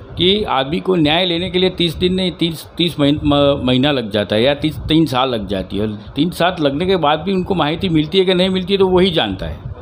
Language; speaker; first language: Hindi; native; Hindi